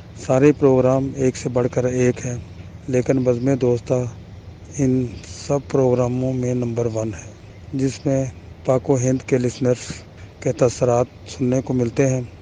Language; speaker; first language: Urdu; non-native, local second language; Punjabi